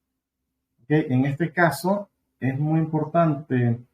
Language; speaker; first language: Spanish; native; Spanish